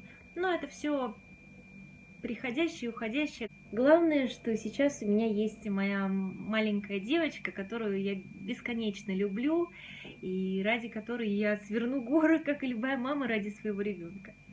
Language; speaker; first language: Russian; native; Russian